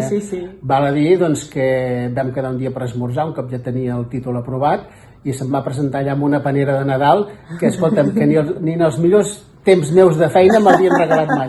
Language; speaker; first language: Catalan; native; Catalan